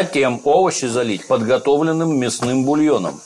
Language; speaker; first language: Russian; native; Russian